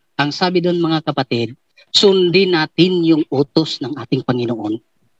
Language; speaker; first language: Filipino; non-native, local second language; Cebuano